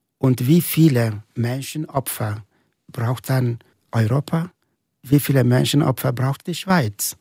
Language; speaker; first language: German; non-native, fluent; Igbo